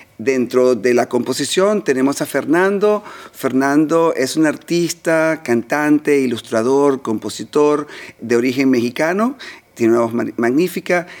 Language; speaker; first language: Spanish; native; Spanish